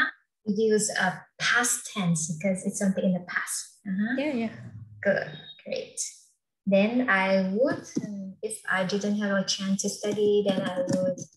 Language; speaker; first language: English; non-native, fluent; Vietnamese